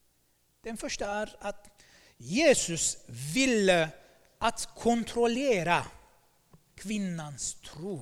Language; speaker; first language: Swedish; non-native, fluent; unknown